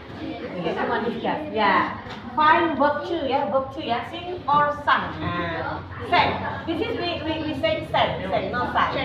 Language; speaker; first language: English; non-native, learner; Indonesian